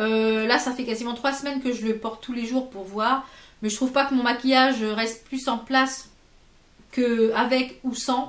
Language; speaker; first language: French; native; French